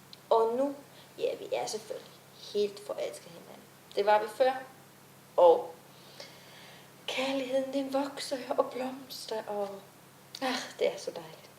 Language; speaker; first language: Danish; non-native, fluent; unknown